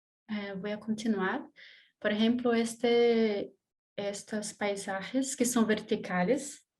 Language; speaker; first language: Spanish; non-native, learner; Portuguese